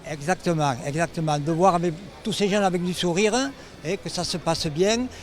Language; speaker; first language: French; native; French